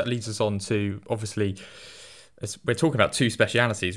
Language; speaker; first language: English; native; English